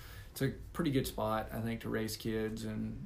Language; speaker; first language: English; native; English